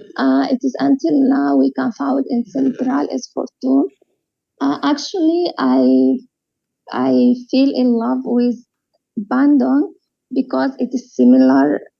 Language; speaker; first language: English; non-native, learner; Arabic